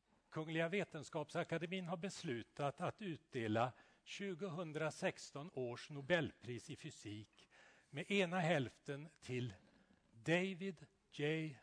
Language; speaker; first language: Swedish; native; Swedish